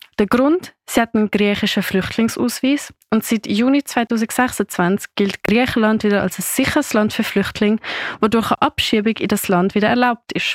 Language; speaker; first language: German; native; German